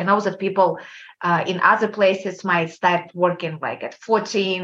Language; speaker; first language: English; non-native, fluent; Kazakh